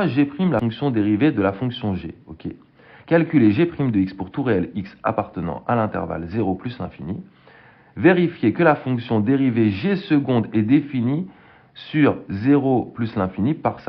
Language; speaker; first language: French; native; French